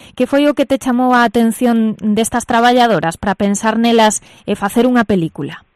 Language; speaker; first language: Galician; native; Galician